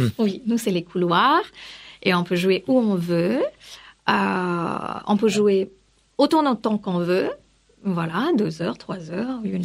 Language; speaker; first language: French; non-native, fluent; Kannada